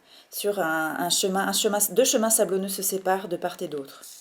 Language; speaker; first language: French; native; French